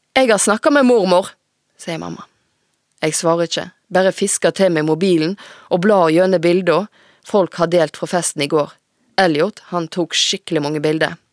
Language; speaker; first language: Norwegian; native; Norwegian